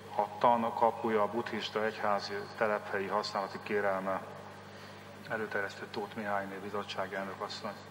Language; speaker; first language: Hungarian; native; Hungarian